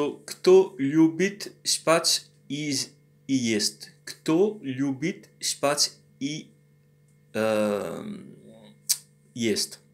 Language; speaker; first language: Russian; non-native, learner; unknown